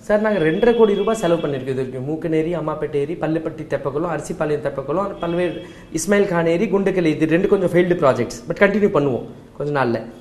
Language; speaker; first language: Tamil; non-native, local second language; Marwari